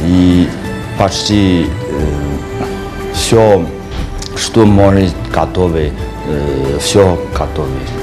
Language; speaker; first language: Russian; non-native, learner; Chinese